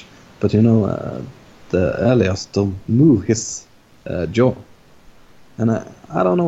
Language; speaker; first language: English; non-native, fluent; Norwegian